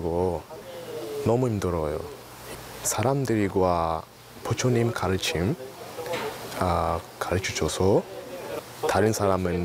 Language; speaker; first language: Korean; non-native, learner; Swahili